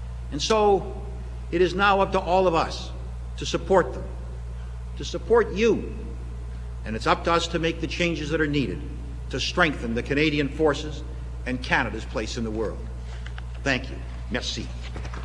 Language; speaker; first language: English; native; English